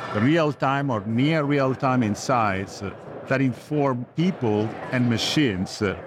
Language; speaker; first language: English; non-native, fluent; Italian